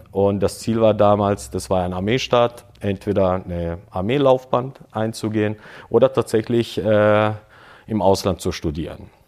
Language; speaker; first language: German; early bilingual, other home language; Croatian